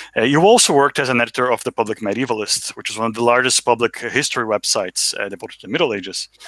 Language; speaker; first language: English; non-native, fluent; Portuguese